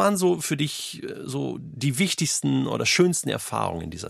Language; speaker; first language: German; native; German